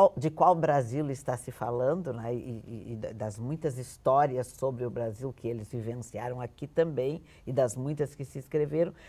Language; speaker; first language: Portuguese; native; Portuguese